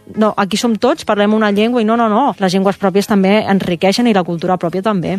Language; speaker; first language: Catalan; native; Catalan